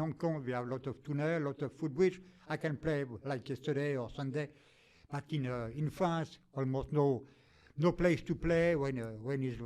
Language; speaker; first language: English; non-native, fluent; French